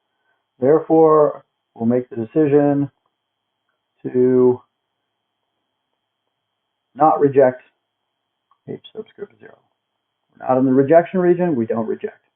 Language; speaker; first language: English; native; English